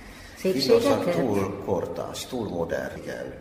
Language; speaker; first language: Hungarian; non-native, fluent; Finnish